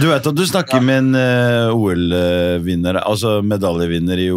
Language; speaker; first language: Norwegian; native; Norwegian